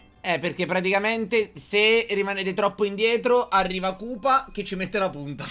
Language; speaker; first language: Italian; native; Italian